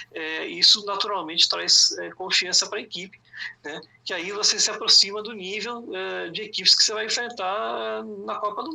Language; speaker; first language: Portuguese; native; Portuguese